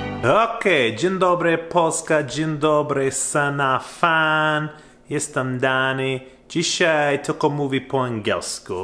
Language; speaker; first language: Polish; non-native, learner; English